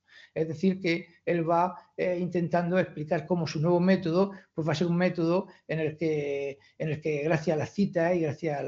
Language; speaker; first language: Spanish; native; Spanish